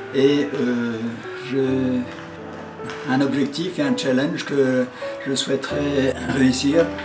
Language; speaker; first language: French; native; French